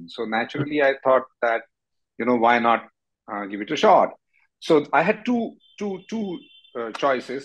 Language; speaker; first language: English; non-native, local second language; Marathi